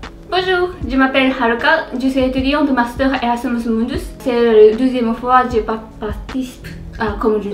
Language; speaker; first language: French; non-native, learner; Japanese